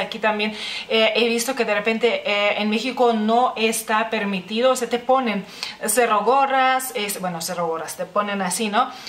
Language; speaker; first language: Spanish; non-native, fluent; Lithuanian